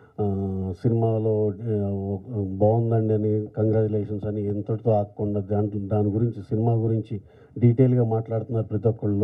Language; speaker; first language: Telugu; native; Telugu